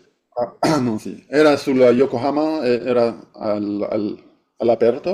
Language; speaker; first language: Italian; non-native, fluent; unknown